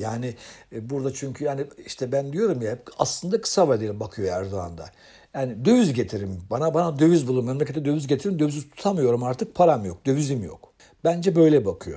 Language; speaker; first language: Turkish; native; Turkish